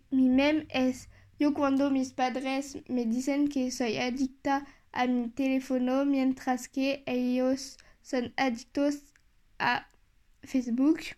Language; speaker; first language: Spanish; non-native, learner; French